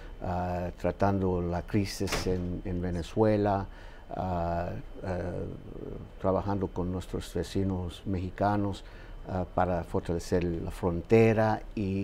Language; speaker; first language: Spanish; non-native, fluent; English